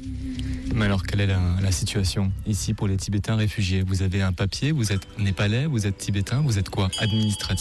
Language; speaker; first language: French; native; French